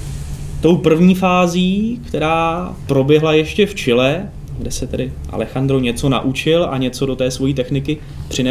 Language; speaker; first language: Czech; native; Czech